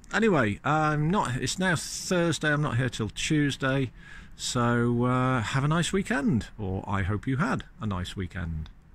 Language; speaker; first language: English; native; English